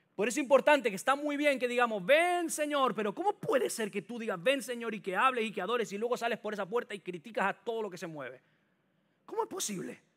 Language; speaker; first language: Spanish; native; Spanish